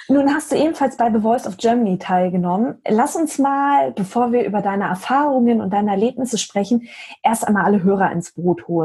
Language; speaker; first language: German; native; German